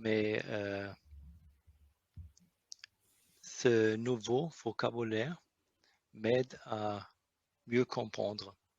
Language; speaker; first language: French; non-native, learner; German